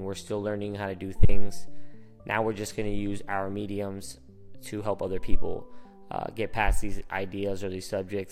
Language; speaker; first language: English; early bilingual, other home language; Spanish